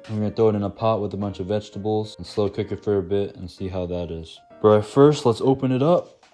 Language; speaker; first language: English; early bilingual, other home language; Japanese